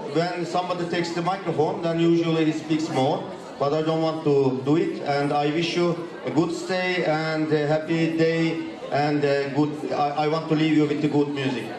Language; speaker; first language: English; non-native, fluent; Turkish